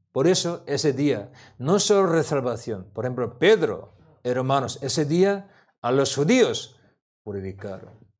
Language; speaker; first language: Spanish; non-native, learner; Korean